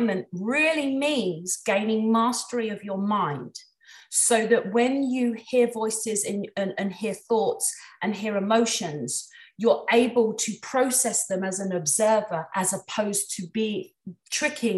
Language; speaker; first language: English; native; English